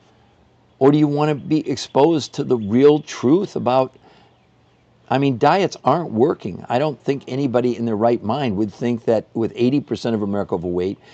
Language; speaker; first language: English; native; English